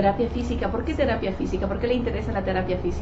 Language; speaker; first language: Spanish; native; Spanish